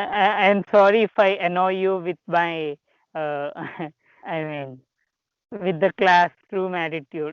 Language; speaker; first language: English; non-native, local second language; Telugu